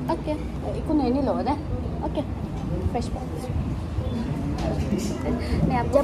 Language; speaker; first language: Hindi; non-native, local second language; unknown